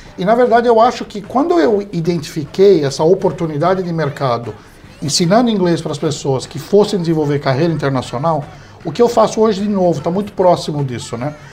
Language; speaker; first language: Portuguese; early bilingual, heritage; English